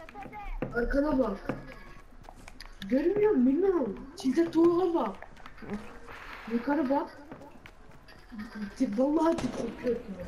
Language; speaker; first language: Turkish; early bilingual, heritage; Turkish